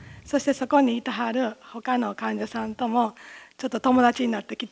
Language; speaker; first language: Japanese; native; Japanese